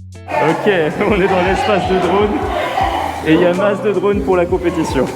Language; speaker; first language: French; native; French